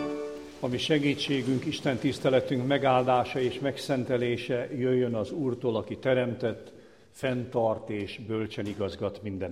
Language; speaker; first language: Hungarian; native; Hungarian